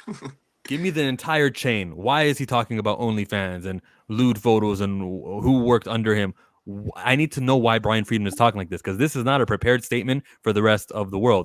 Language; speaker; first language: English; native; English